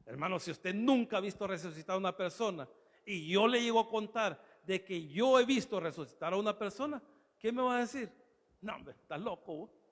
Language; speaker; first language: Spanish; native; Spanish